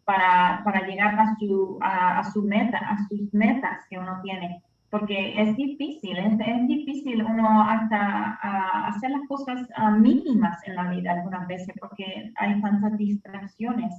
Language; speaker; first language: Spanish; early bilingual, heritage; Spanish